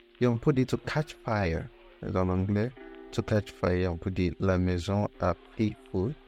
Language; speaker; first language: French; non-native, fluent; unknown